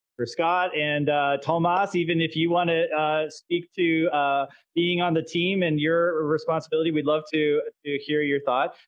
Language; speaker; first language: English; native; English